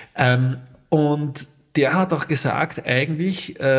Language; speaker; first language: German; native; German